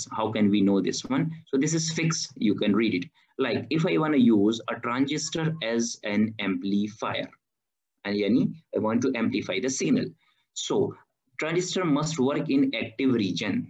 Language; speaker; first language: English; non-native, fluent; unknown